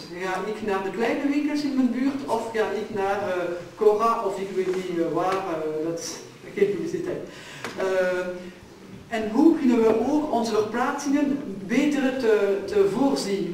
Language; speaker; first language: Dutch; non-native, local second language; French